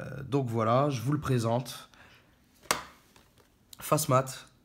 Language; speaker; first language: French; native; French